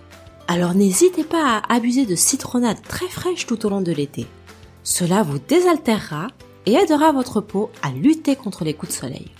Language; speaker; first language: French; native; French